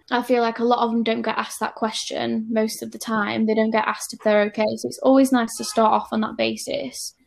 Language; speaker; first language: English; native; English